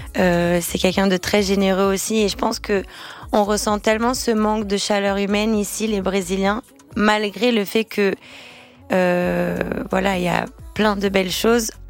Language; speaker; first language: French; non-native, fluent; Portuguese